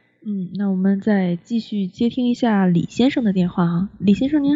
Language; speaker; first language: Chinese; native; Chinese